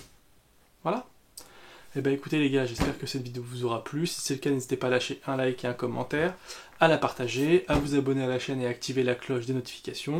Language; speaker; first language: French; native; French